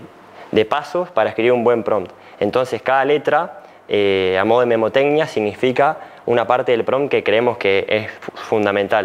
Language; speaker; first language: Spanish; native; Spanish